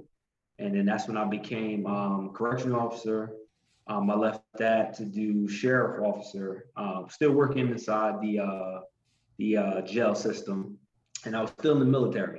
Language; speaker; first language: English; native; English